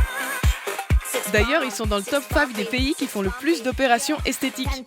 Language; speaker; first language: French; native; French